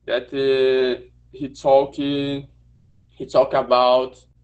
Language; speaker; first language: English; non-native, learner; Portuguese